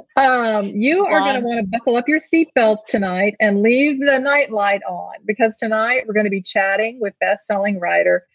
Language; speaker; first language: English; native; English